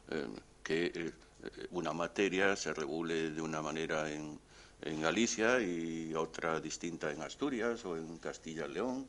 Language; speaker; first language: Spanish; native; Spanish